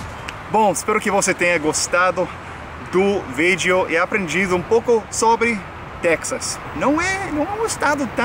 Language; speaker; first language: Portuguese; non-native, fluent; English